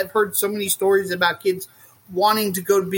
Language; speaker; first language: English; native; English